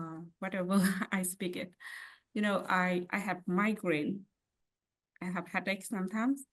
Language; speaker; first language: English; non-native, learner; Vietnamese